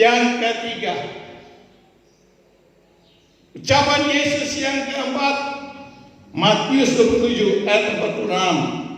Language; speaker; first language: Indonesian; native; Indonesian